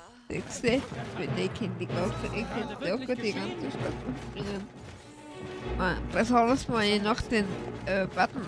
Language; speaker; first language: German; native; German